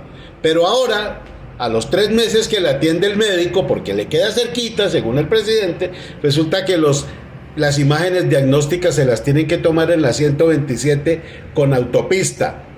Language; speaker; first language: Spanish; native; Spanish